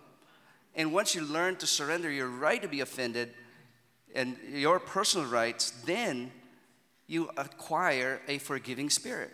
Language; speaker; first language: English; non-native, local second language; Filipino